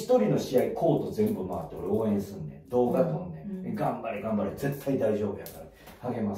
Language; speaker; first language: Japanese; native; Japanese